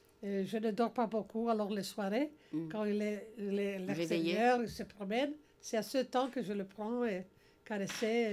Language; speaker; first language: French; non-native, learner; English